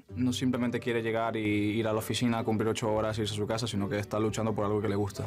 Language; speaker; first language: Spanish; native; Spanish